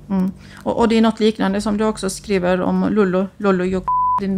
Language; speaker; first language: Swedish; native; Swedish